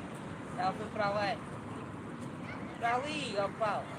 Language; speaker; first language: Portuguese; native; Portuguese